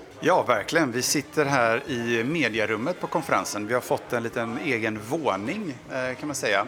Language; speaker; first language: Swedish; native; Swedish